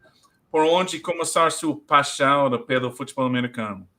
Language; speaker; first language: Portuguese; non-native, learner; English